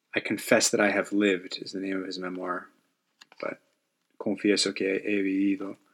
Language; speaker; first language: English; native; English